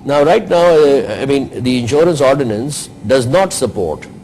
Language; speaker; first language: English; non-native, local second language; Urdu